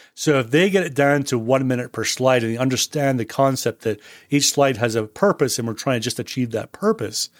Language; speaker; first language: English; native; English